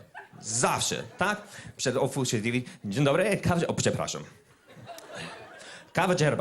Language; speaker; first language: Polish; non-native, learner; English